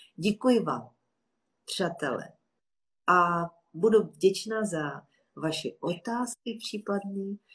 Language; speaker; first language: Czech; non-native, fluent; Russian